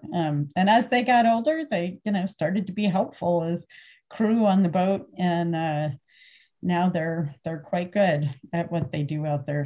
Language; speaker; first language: English; native; English